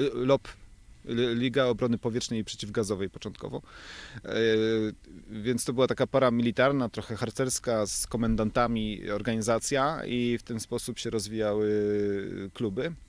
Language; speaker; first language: Polish; native; Polish